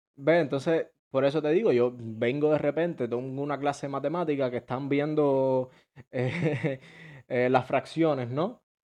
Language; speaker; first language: Spanish; native; Spanish